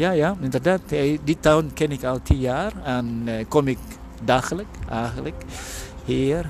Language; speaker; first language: Dutch; non-native, fluent; Indonesian